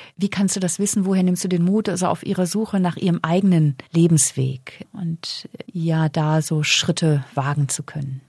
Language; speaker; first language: German; native; German